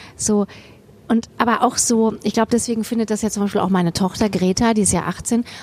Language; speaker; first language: German; native; German